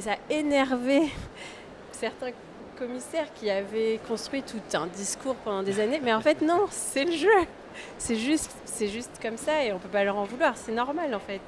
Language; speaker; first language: French; early bilingual, other home language; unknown